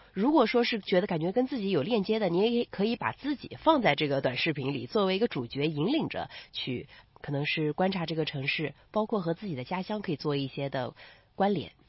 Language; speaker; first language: Chinese; native; Chinese